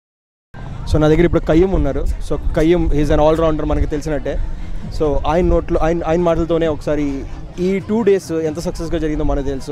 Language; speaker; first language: Telugu; native; Telugu